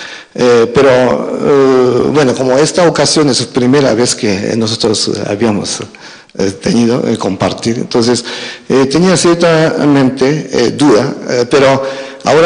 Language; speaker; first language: Spanish; non-native, fluent; Japanese